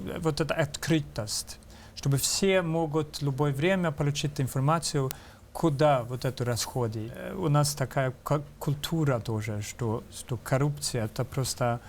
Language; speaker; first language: Russian; non-native, fluent; Swedish